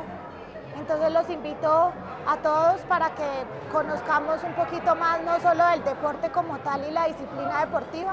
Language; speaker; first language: Spanish; native; Spanish